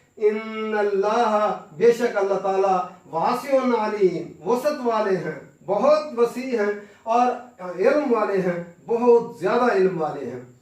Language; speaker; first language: Urdu; native; Urdu